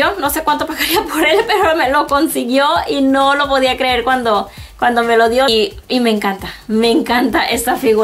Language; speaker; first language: Spanish; native; Spanish